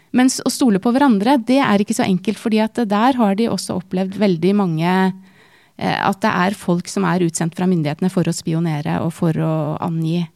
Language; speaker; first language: Norwegian; native; Norwegian